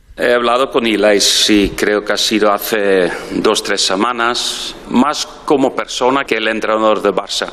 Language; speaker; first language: Spanish; non-native, fluent; Dutch